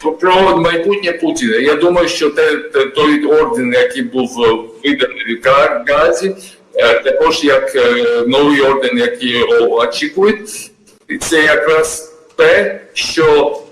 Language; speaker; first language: Ukrainian; non-native, learner; Georgian